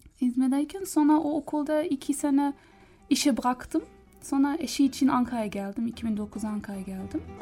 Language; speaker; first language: Turkish; non-native, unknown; German